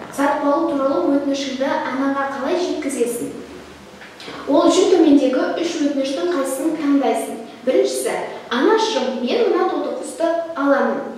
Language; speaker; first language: Kazakh; non-native, local second language; Russian